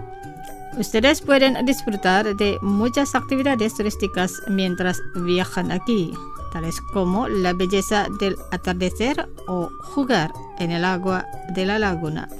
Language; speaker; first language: Spanish; non-native, fluent; Indonesian